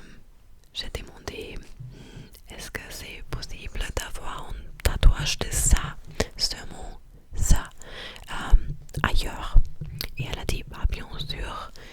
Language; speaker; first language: French; non-native, learner; English